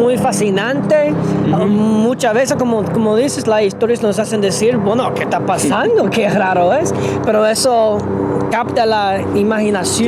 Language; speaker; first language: Spanish; non-native, fluent; English